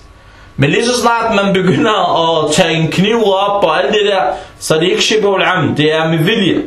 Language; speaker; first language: Danish; non-native, fluent; Arabic